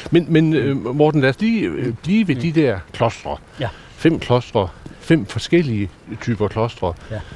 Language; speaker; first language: Danish; native; Danish